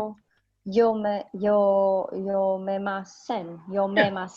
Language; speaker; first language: English; non-native, fluent; Italian